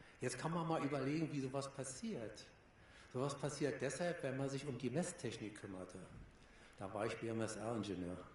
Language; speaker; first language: German; native; German